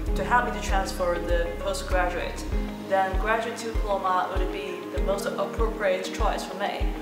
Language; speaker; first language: English; non-native, fluent; Chinese